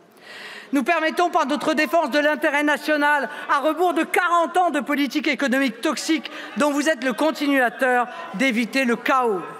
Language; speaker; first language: French; native; French